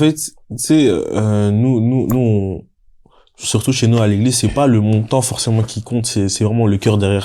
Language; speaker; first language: French; native; French